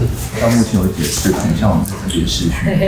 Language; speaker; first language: Chinese; native; Chinese